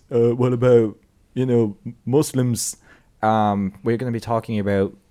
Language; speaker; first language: English; non-native, fluent; French